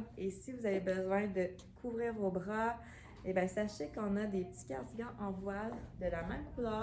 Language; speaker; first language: French; native; French